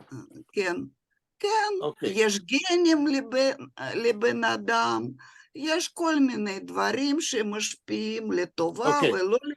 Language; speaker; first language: Hebrew; non-native, fluent; Russian